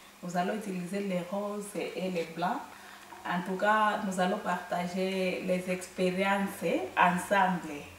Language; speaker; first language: French; non-native, local second language; Swahili